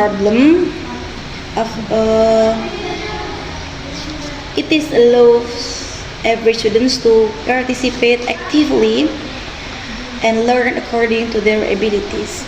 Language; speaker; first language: English; non-native, fluent; Indonesian